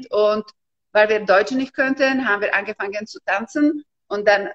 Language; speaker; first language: German; non-native, fluent; Slovak